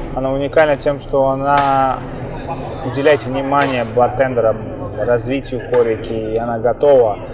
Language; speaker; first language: Russian; non-native, fluent; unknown